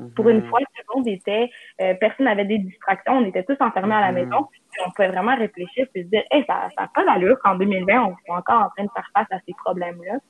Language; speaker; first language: French; native; French